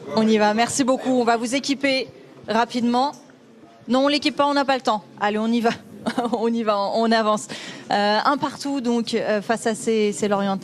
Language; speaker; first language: French; native; French